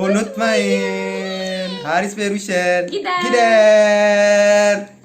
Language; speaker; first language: Turkish; non-native, learner; Indonesian